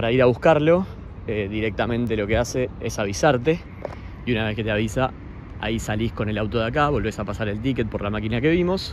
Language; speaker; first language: Spanish; native; Spanish